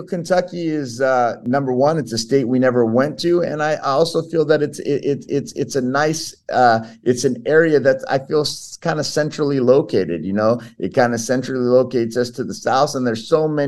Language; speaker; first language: English; early bilingual, other home language; Portuguese